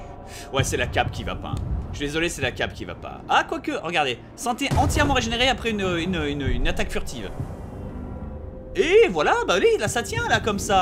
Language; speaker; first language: French; native; French